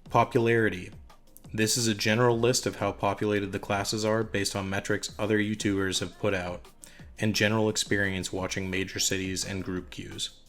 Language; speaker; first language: English; native; English